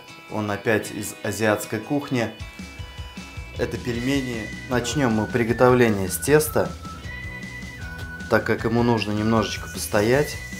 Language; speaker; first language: Russian; native; Russian